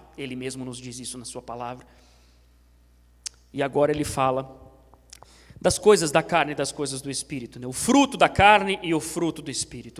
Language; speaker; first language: Portuguese; native; Portuguese